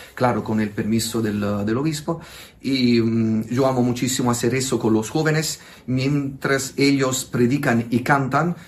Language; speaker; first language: Spanish; non-native, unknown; Italian